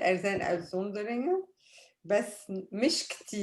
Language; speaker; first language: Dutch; non-native, fluent; Arabic